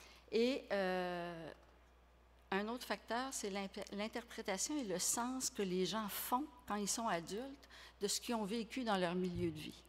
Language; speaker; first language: French; native; French